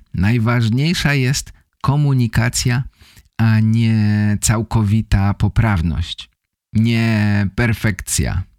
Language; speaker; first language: Polish; native; Polish